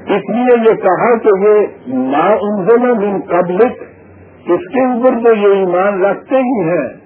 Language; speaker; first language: Urdu; non-native, local second language; Punjabi